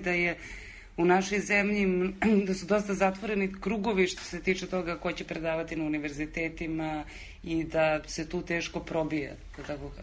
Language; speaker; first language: Serbian; native; Serbian